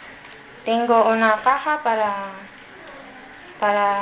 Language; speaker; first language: Spanish; non-native, learner; Filipino